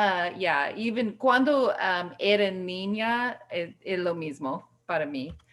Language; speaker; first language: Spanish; non-native, learner; English